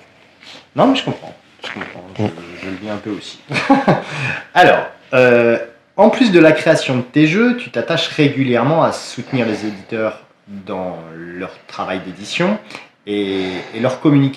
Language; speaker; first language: French; native; French